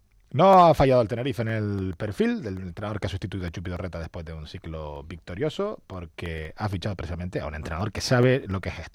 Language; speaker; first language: Spanish; native; Spanish